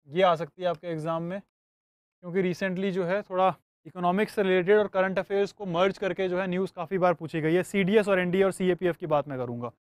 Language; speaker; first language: Hindi; native; Hindi